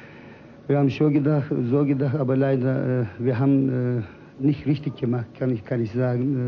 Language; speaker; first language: German; non-native, fluent; Turkish